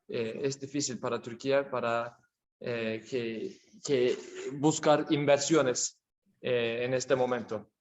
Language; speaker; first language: Spanish; non-native, learner; Turkish